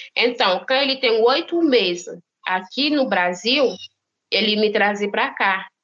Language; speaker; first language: Portuguese; non-native, learner; Haitian Creole